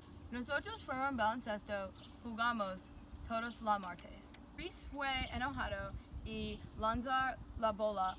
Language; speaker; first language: Spanish; non-native, learner; English